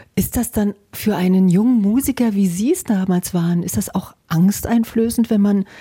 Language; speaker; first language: German; native; German